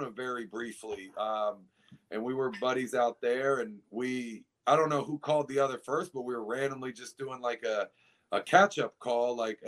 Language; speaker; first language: English; native; English